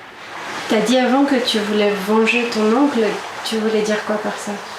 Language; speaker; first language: French; native; French